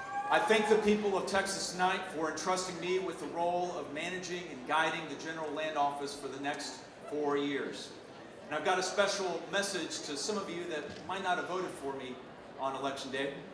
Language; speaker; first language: English; early bilingual, other home language; Spanish